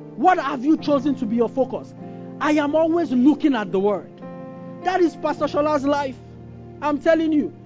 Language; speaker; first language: English; non-native, local second language; Yoruba